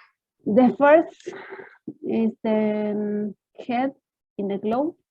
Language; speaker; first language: English; non-native, learner; Spanish